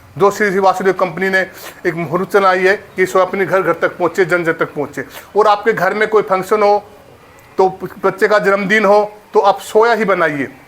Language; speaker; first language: Hindi; native; Hindi